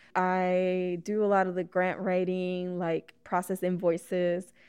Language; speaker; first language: English; early bilingual, other home language; Spanish